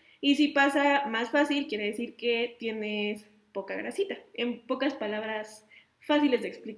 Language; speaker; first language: Spanish; native; Spanish